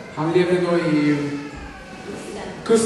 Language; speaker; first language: Swedish; non-native, learner; Spanish